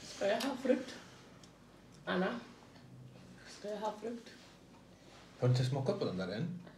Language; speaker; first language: Swedish; non-native, fluent; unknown